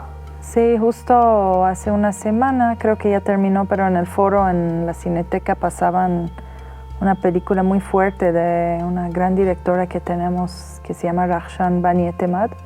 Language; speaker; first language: Spanish; non-native, fluent; Persian